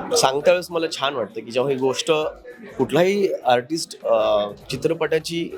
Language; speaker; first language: Marathi; native; Marathi